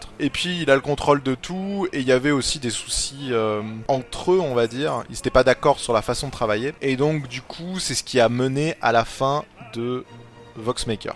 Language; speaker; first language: French; native; French